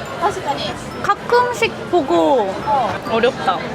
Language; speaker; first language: Korean; non-native, fluent; Japanese